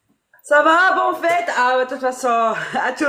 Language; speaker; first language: French; non-native, learner; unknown